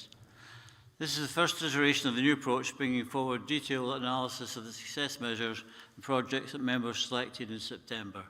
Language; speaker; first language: English; native; English